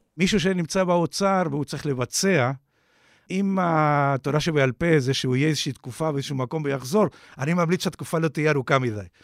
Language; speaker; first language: Hebrew; non-native, fluent; Spanish